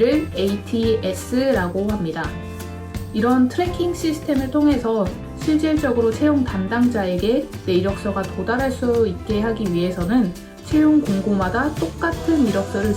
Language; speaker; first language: Korean; native; Korean